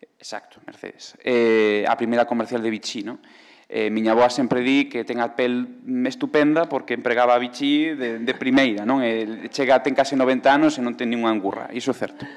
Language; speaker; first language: Galician; native; Galician